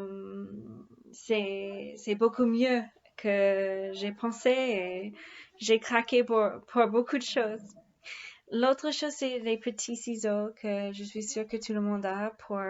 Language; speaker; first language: French; non-native, fluent; English